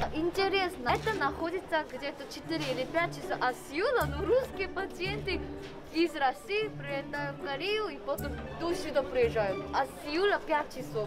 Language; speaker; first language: Russian; non-native, fluent; Korean